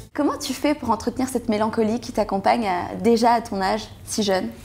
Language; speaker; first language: French; native; French